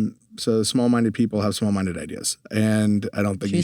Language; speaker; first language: English; native; English